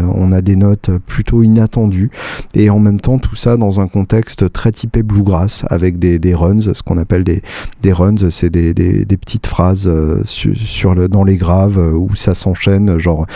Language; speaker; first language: French; native; French